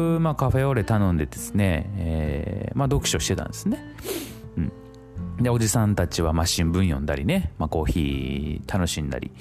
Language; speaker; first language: Japanese; native; Japanese